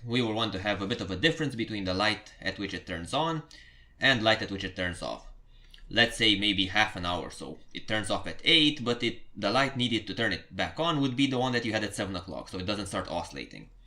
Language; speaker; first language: English; non-native, fluent; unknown